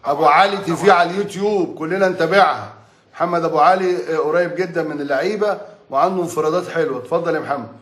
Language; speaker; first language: Arabic; native; Arabic